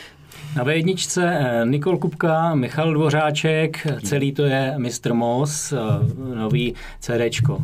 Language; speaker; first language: Czech; native; Czech